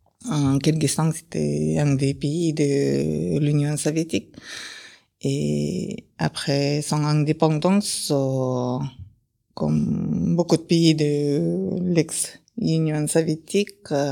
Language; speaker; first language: French; non-native, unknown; Kyrgyz